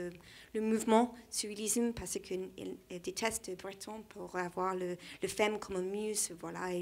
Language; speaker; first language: French; non-native, learner; English